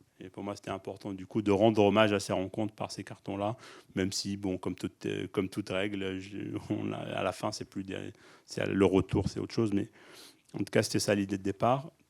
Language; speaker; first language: French; early bilingual, other home language; Arabic